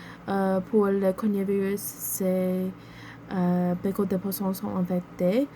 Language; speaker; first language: French; non-native, learner; English